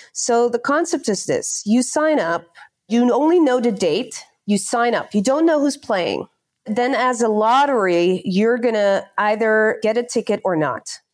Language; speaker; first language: English; non-native, fluent; Dutch